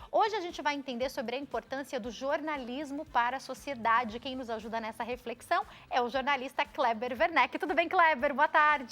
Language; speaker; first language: Portuguese; native; Portuguese